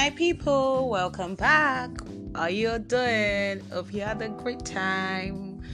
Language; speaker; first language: English; non-native, local second language; Yoruba